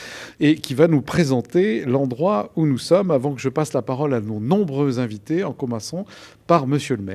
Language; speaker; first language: French; native; French